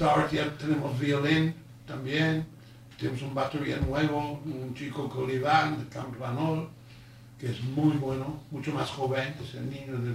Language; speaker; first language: Spanish; non-native, learner; English